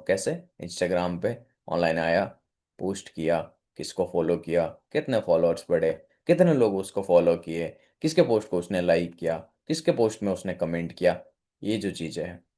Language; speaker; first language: Hindi; non-native, local second language; Odia